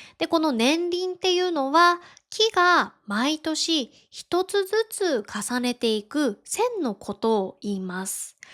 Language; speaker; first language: Japanese; native; Japanese